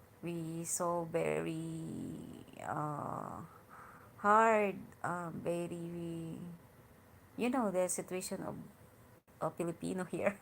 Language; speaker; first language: English; non-native, learner; Hiligaynon